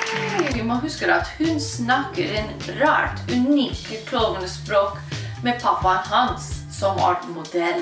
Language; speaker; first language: Norwegian; non-native, learner; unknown